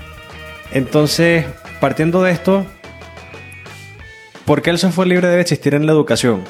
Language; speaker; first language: Spanish; native; Spanish